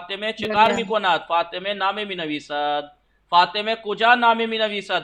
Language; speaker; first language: Persian; non-native, fluent; Urdu